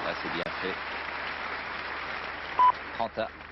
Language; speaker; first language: French; native; French